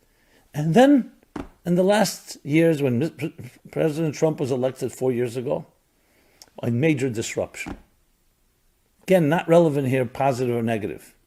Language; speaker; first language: English; native; English